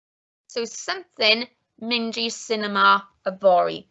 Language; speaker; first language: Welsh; non-native, local second language; English